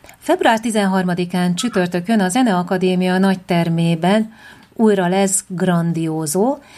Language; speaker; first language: Hungarian; native; Hungarian